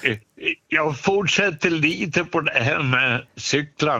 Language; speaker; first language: Swedish; native; Swedish